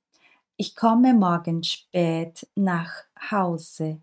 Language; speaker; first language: German; non-native, fluent; Turkish